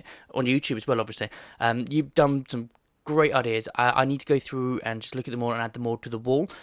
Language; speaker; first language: English; native; English